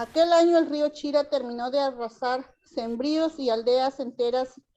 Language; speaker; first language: Spanish; native; Spanish